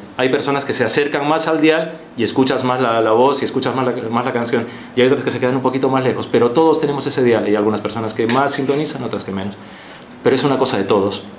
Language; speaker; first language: Spanish; native; Spanish